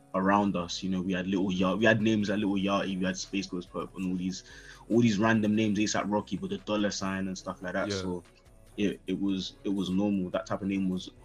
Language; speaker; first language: English; native; English